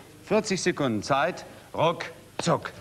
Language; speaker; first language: German; native; German